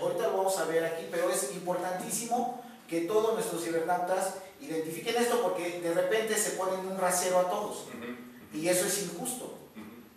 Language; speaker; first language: Spanish; native; Spanish